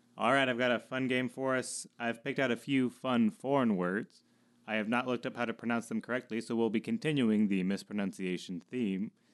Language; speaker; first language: English; native; English